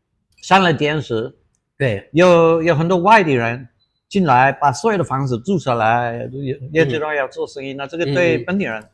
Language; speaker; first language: Chinese; non-native, fluent; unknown